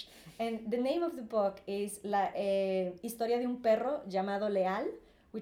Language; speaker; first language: English; non-native, fluent; Spanish